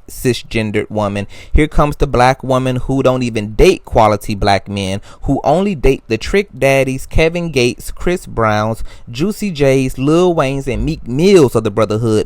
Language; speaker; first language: English; native; English